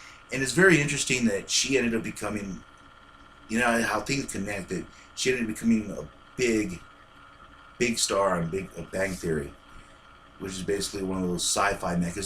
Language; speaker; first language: English; native; English